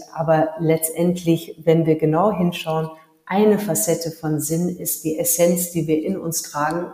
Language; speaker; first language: German; early bilingual, heritage; German